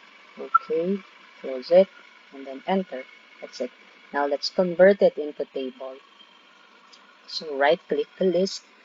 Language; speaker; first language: English; non-native, local second language; Filipino